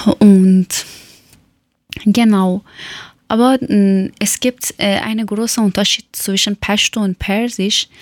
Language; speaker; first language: German; non-native, learner; Persian